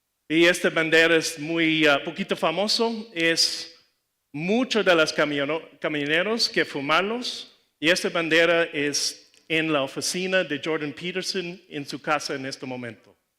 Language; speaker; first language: Spanish; non-native, learner; English